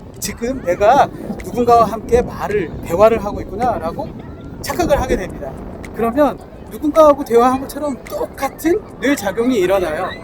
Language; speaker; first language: Korean; native; Korean